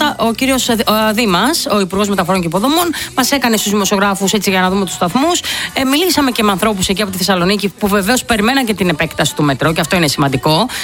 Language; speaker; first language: Greek; native; Greek